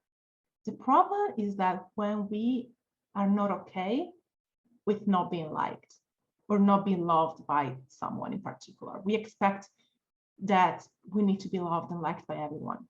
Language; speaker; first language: English; non-native, fluent; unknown